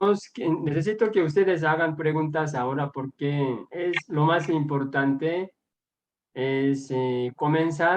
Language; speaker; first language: Spanish; non-native, fluent; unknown